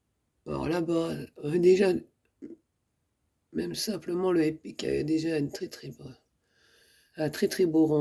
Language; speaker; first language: French; native; French